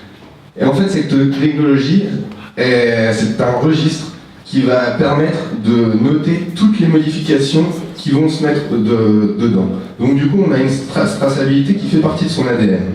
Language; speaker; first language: French; native; French